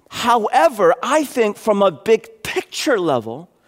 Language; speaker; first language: English; native; English